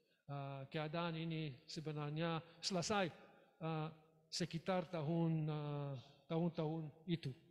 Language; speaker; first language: Indonesian; non-native, learner; English